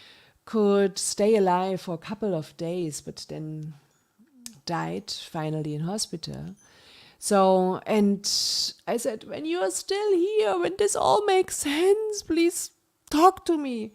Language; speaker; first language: English; non-native, fluent; German